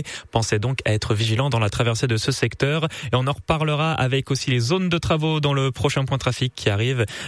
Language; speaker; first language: French; native; French